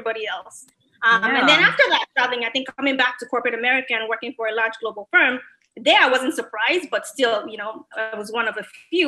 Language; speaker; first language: English; non-native, local second language; Yoruba